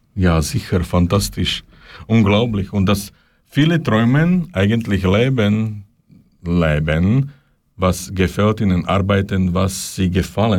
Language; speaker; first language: German; non-native, learner; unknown